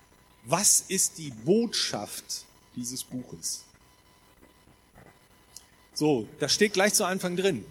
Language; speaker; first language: German; native; German